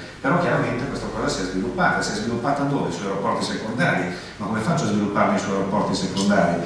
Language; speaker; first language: Italian; early bilingual, heritage; Italian